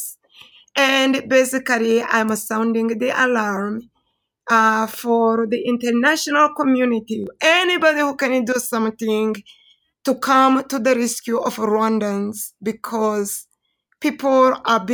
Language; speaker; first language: English; non-native, local second language; Kinyarwanda